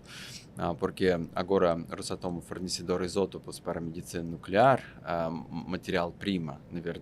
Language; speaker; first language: Portuguese; non-native, fluent; Russian